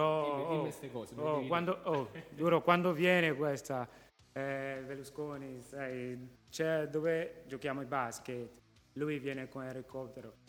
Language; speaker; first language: Italian; non-native, local second language; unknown